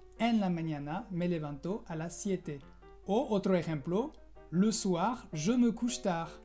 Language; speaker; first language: Spanish; non-native, fluent; French